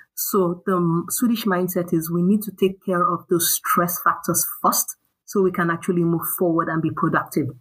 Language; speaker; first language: English; non-native, local second language; Yoruba